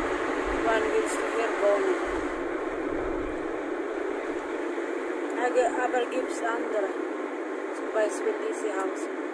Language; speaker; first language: German; non-native, learner; Filipino